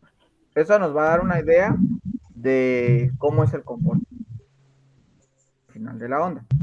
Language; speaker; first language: Spanish; native; Spanish